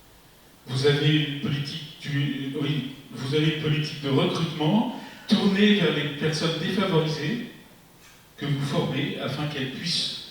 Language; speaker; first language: French; native; French